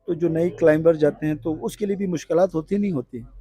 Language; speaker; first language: Hindi; non-native, local second language; Balti